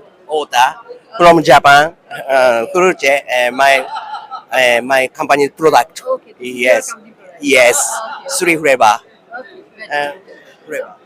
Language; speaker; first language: English; non-native, learner; Japanese